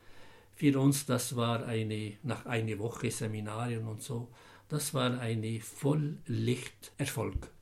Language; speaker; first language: German; non-native, fluent; Arabic